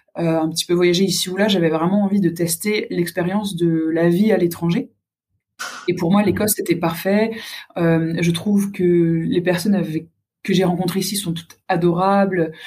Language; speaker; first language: French; native; French